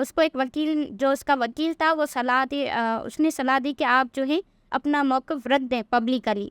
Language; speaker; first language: Urdu; non-native, local second language; Sindhi